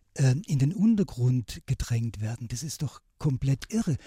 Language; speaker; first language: German; native; German